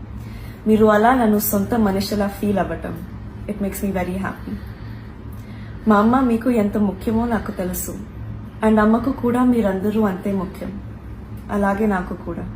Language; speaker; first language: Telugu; non-native, learner; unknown